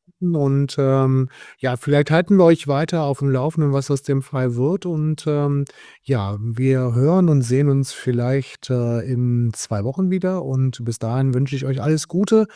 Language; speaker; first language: German; native; German